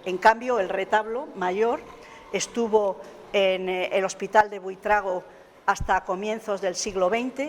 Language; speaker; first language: Spanish; native; Spanish